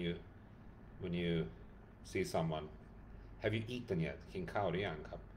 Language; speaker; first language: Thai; non-native, learner; Swedish